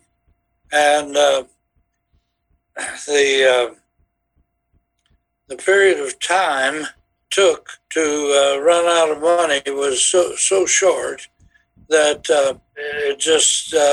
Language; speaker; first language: English; native; English